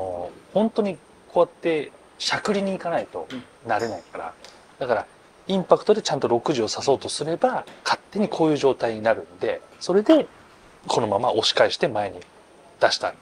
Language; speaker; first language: Japanese; native; Japanese